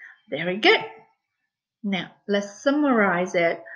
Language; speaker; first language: English; non-native, fluent; Vietnamese